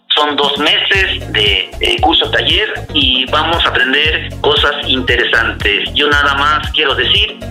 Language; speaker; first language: Spanish; non-native, local second language; Nahuatl languages